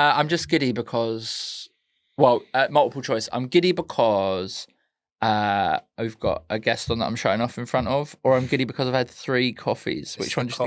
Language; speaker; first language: English; native; English